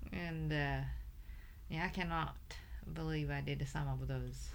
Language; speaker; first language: English; non-native, fluent; Japanese